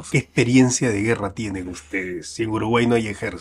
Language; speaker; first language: Spanish; native; Spanish